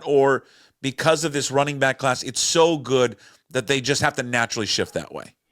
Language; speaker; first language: English; native; English